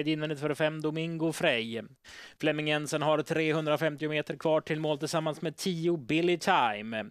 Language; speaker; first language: Swedish; native; Swedish